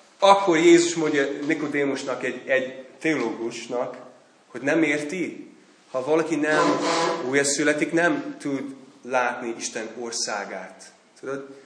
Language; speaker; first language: Hungarian; non-native, fluent; English